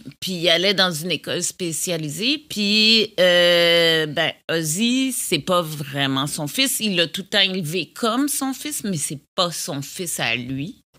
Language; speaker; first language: French; native; French